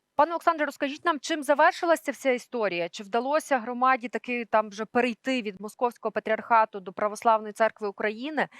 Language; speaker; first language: Ukrainian; native; Ukrainian